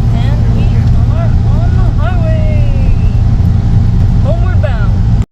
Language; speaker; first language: English; native; English